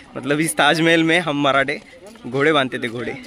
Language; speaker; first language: Hindi; non-native, local second language; Marathi